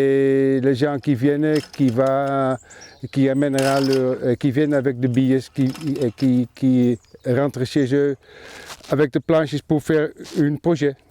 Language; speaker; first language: French; non-native, fluent; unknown